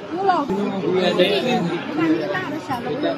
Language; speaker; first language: Chinese; native; Chinese